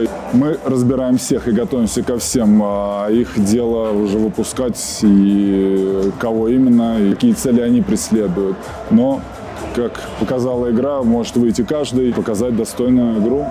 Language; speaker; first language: Russian; native; Russian